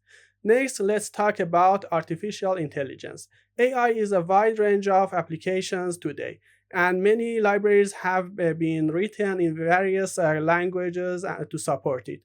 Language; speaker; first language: English; non-native, fluent; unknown